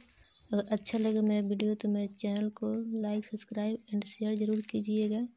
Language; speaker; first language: Hindi; native; Hindi